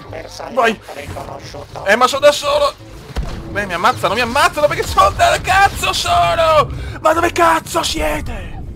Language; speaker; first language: Italian; native; Italian